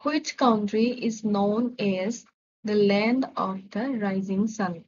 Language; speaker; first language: English; non-native, local second language; Assamese